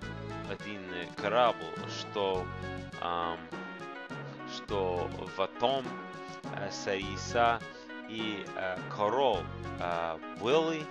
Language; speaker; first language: Russian; non-native, learner; English